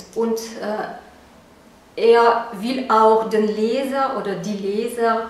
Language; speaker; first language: German; non-native, fluent; Russian